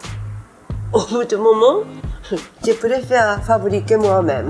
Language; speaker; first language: French; non-native, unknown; Japanese